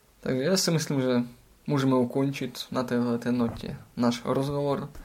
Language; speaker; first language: Czech; non-native, fluent; Russian